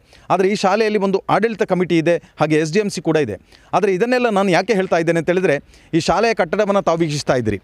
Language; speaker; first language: Kannada; native; Kannada